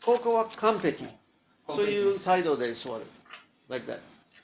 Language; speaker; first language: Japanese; non-native, learner; English